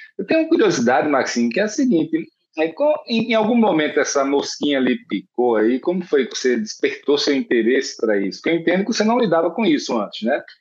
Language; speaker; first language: Portuguese; native; Portuguese